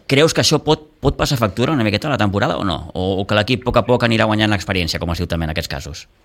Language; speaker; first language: Catalan; native; Catalan